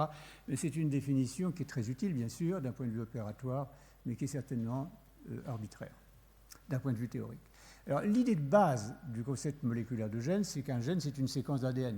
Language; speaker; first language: French; native; French